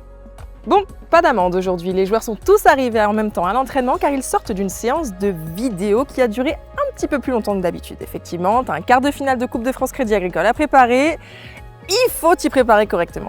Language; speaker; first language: French; native; French